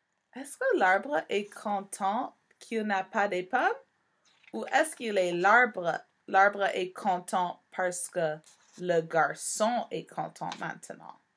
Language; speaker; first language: French; non-native, fluent; English